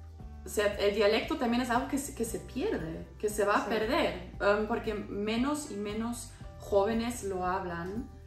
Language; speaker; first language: Spanish; non-native, fluent; German